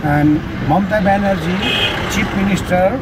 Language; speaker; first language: English; non-native, local second language; Nepali